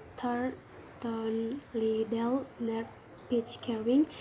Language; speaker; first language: English; non-native, learner; Indonesian